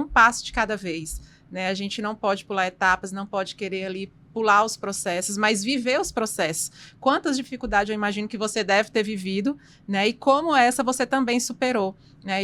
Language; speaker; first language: Portuguese; native; Portuguese